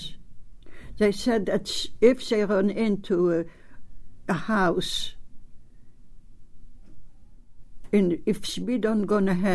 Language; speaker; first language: English; non-native, learner; Polish